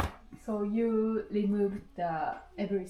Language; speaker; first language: English; non-native, learner; Japanese